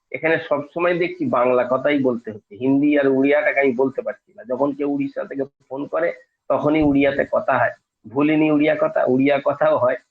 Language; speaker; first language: Bangla; native; Bangla